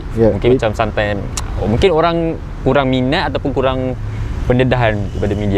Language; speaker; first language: Malay; native; Malay